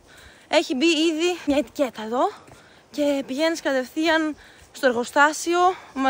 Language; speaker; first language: Greek; native; Greek